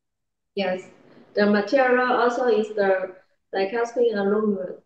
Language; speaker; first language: English; non-native, learner; Chinese